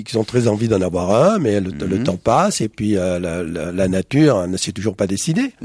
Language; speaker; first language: French; native; French